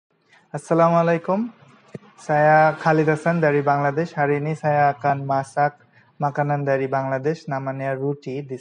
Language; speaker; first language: Indonesian; non-native, fluent; Bangla